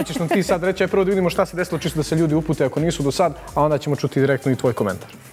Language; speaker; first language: Serbian; native; Serbian